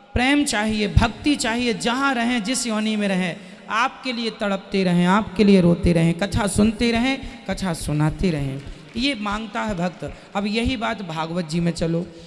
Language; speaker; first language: Hindi; native; Hindi